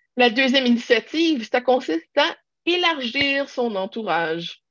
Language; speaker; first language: French; native; French